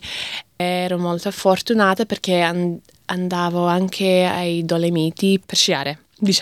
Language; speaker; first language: Italian; non-native, fluent; English